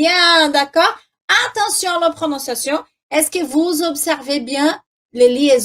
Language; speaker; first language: French; non-native, fluent; Portuguese